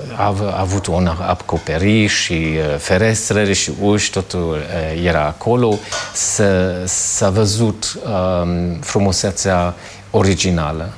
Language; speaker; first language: Romanian; non-native, fluent; German